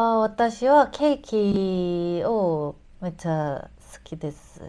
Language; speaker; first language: Japanese; non-native, learner; Korean